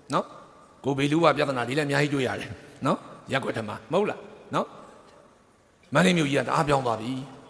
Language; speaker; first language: Burmese; native; Burmese